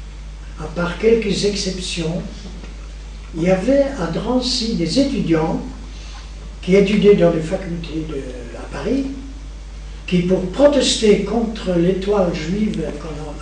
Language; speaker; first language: French; native; French